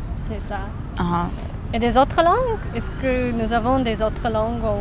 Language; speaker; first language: French; non-native, learner; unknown